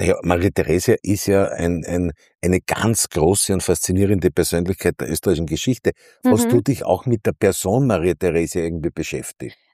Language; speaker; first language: German; native; German